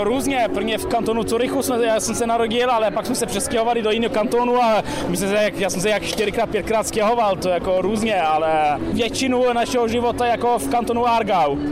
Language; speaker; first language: Czech; early bilingual, heritage; Czech